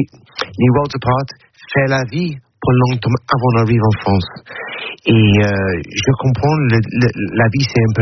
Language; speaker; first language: French; non-native, learner; English